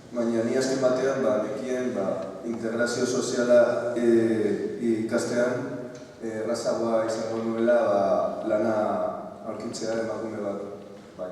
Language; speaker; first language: Basque; non-native, local second language; Spanish